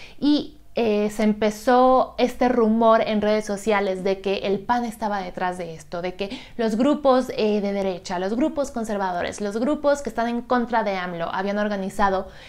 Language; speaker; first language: Spanish; native; Spanish